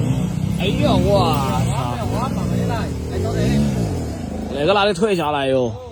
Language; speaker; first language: Chinese; native; Chinese